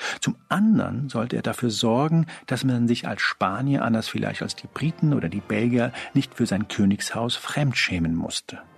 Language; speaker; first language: German; early bilingual, other home language; Spanish